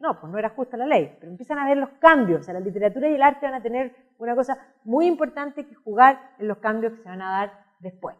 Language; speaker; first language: Spanish; native; Spanish